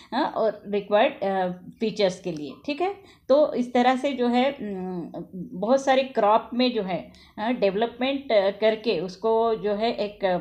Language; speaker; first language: Hindi; non-native, local second language; Marathi